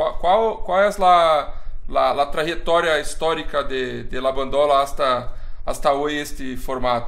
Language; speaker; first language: Spanish; non-native, fluent; Portuguese